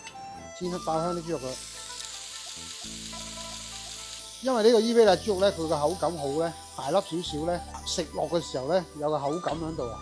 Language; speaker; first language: Cantonese; native; Cantonese